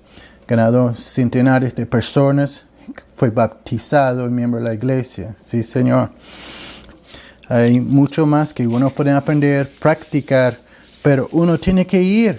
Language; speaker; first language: Spanish; non-native, learner; English